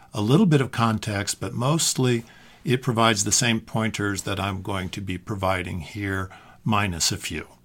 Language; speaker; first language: English; native; English